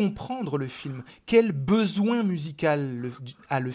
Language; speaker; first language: French; native; French